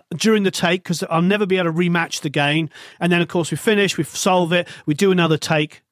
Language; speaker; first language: English; native; English